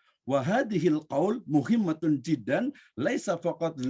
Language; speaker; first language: Arabic; non-native, learner; Indonesian